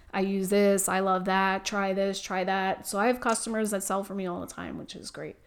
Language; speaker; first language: English; native; English